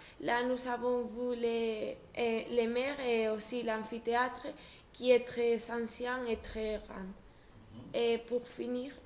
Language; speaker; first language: French; non-native, learner; Spanish